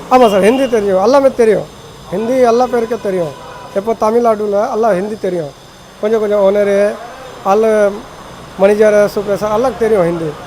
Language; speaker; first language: Tamil; non-native, learner; Hindi